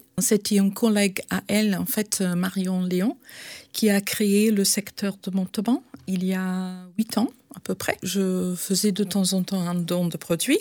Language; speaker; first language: French; native; French